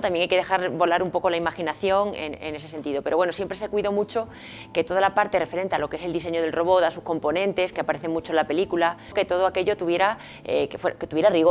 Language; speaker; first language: Spanish; native; Spanish